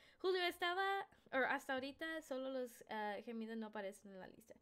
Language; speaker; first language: Spanish; early bilingual, heritage; Spanish